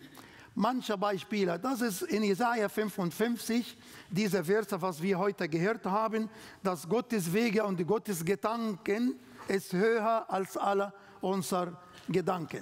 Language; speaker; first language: German; non-native, learner; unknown